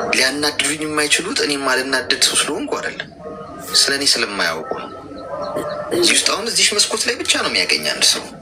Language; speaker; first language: Amharic; native; Amharic